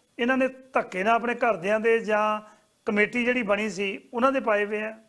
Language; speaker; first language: Punjabi; native; Punjabi